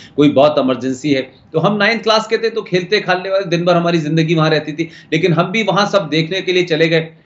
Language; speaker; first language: Hindi; native; Hindi